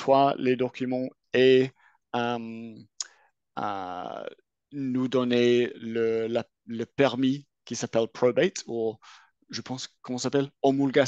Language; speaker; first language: French; non-native, fluent; English